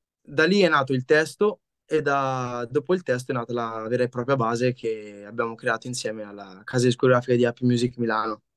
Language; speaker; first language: Italian; native; Italian